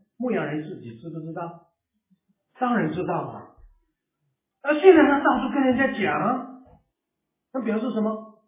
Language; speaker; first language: Chinese; non-native, local second language; Cantonese